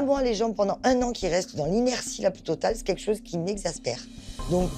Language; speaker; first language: French; native; French